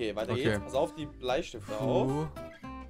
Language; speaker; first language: German; native; German